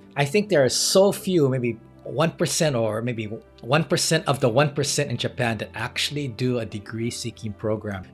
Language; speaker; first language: English; native; English